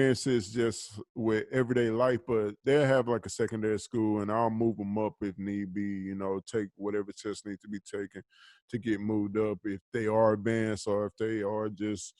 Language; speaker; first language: English; native; English